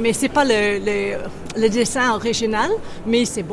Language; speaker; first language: French; non-native, fluent; English